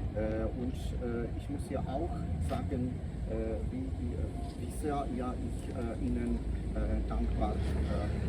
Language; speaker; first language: German; non-native, learner; Polish